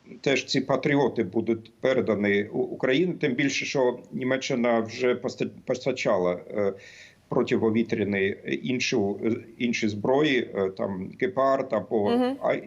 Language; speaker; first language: Ukrainian; non-native, fluent; German